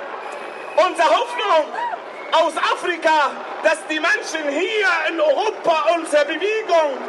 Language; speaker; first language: German; non-native, learner; Arabic